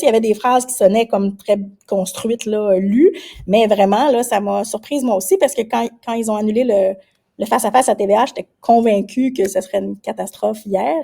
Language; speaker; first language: French; native; French